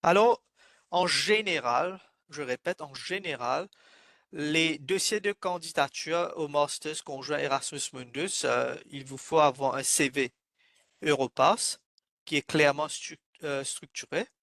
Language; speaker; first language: French; non-native, fluent; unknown